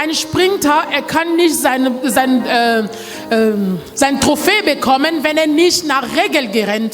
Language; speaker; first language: German; non-native, learner; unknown